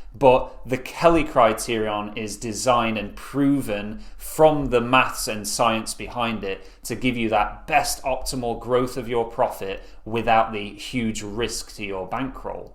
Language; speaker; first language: English; native; English